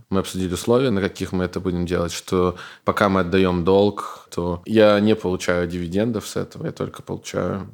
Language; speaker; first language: Russian; native; Russian